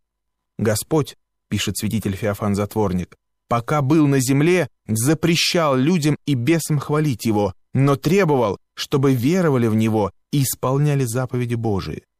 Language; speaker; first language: Russian; native; Russian